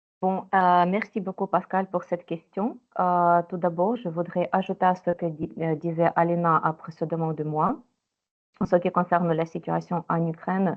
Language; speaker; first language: French; non-native, fluent; Ukrainian